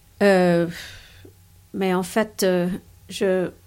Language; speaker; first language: French; non-native, fluent; English